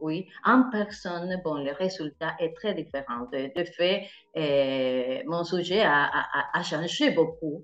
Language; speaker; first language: French; non-native, fluent; Spanish